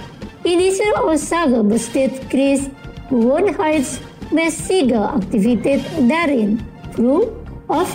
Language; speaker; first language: German; non-native, fluent; Indonesian